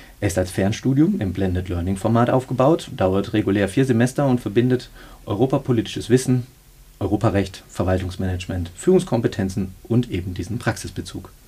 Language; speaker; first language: German; native; German